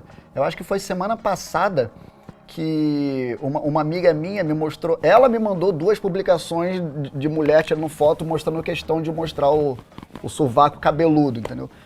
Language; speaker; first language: Portuguese; native; Portuguese